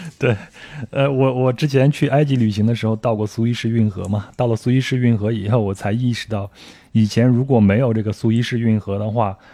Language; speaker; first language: Chinese; native; Chinese